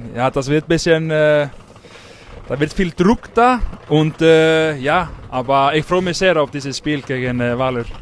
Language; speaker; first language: German; non-native, learner; Icelandic